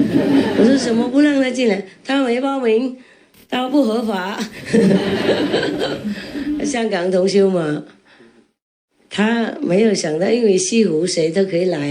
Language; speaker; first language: Chinese; non-native, fluent; Vietnamese